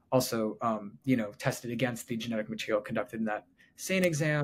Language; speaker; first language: English; native; English